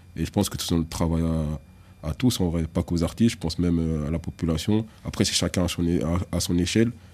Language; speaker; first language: French; early bilingual, other home language; Lingala